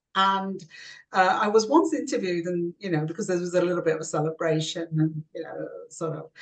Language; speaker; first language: English; native; English